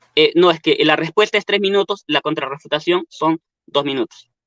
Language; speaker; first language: Spanish; native; Spanish